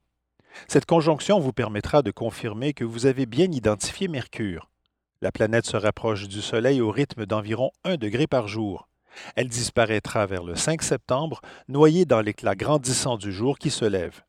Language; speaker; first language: French; native; French